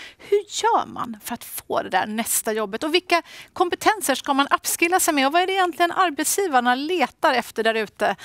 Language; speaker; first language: Swedish; native; Swedish